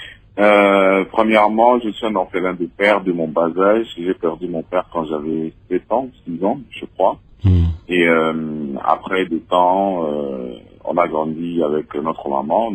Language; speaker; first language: French; non-native, local second language; Lingala